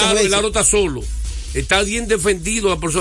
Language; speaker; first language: Spanish; native; Spanish